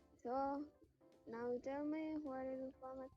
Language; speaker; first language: English; non-native, learner; Bangla